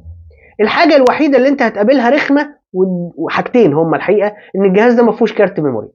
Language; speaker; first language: Arabic; native; Arabic